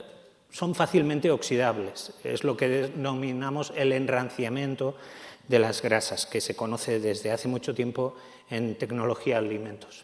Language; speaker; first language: Spanish; native; Spanish